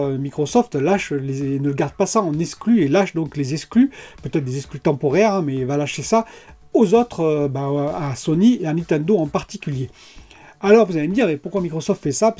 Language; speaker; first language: French; native; French